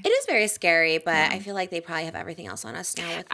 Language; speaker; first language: English; native; English